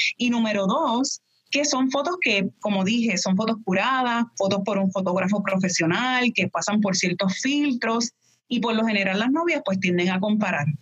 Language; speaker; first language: Spanish; native; Spanish